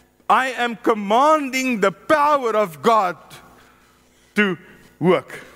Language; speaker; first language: English; non-native, local second language; Afrikaans